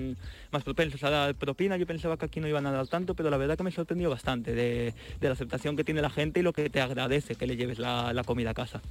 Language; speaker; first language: Spanish; native; Spanish